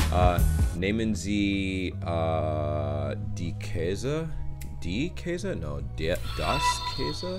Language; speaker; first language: German; non-native, learner; English